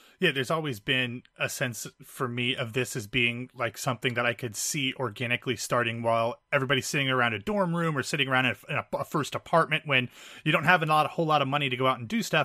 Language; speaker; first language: English; native; English